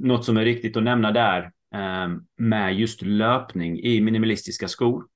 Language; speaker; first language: Swedish; early bilingual, heritage; Swedish